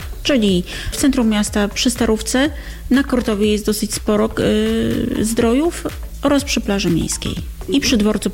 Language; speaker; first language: Polish; native; Polish